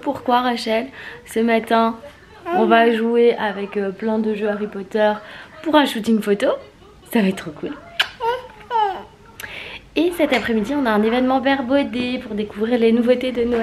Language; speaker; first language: French; native; French